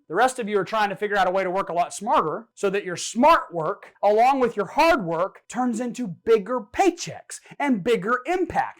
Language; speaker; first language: English; native; English